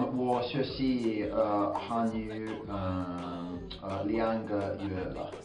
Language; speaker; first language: Chinese; non-native, learner; English